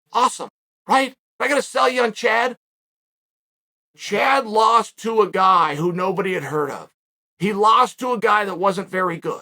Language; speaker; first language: English; native; English